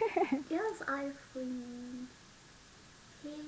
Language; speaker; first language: English; non-native, learner; Vietnamese